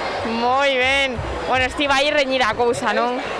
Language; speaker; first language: Galician; native; Galician